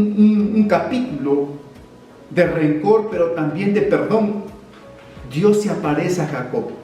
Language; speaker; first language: Spanish; native; Spanish